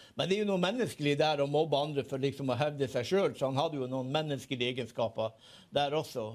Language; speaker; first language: Norwegian; native; Norwegian